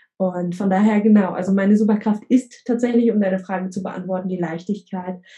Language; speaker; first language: German; early bilingual, other home language; Vietnamese